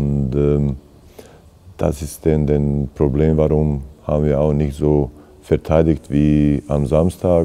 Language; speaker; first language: German; non-native, fluent; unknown